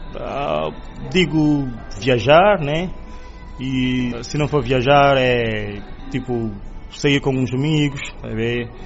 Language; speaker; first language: Portuguese; non-native, local second language; Kabuverdianu